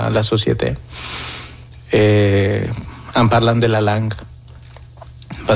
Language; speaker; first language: French; non-native, fluent; Spanish